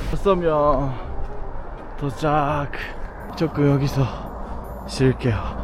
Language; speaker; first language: Korean; non-native, fluent; Japanese